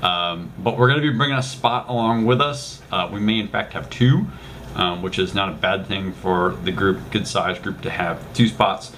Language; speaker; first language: English; native; English